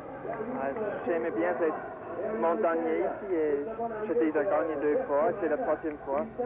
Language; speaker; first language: French; non-native, learner; German